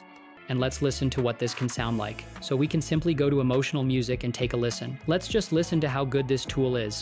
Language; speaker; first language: English; native; English